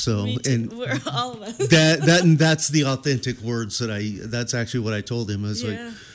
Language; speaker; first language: English; native; English